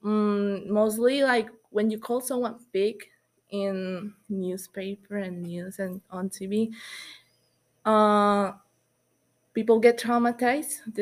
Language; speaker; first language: English; non-native, learner; Spanish